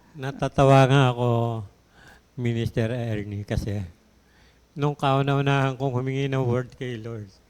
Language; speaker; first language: Filipino; native; Filipino